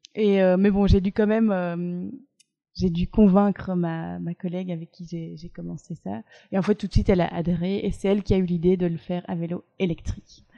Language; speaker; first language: French; native; French